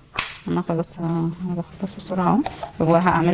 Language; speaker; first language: Arabic; native; Arabic